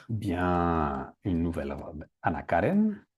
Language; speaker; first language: French; native; French